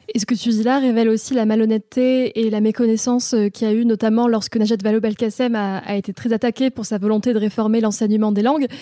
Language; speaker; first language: French; early bilingual, other home language; Arabic